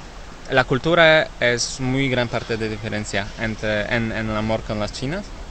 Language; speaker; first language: Spanish; non-native, learner; Polish